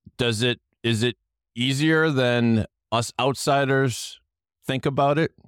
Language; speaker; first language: English; native; English